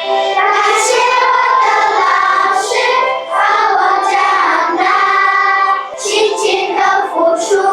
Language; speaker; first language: Chinese; non-native, learner; Mongolian